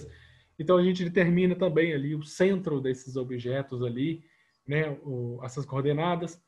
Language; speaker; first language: Portuguese; native; Portuguese